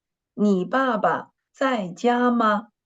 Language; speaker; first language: Chinese; non-native, fluent; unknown